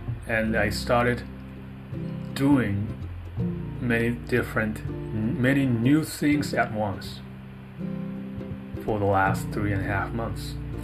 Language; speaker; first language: English; non-native, fluent; Japanese